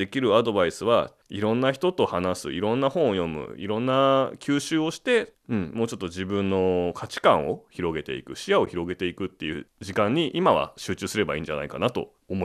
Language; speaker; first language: Japanese; native; Japanese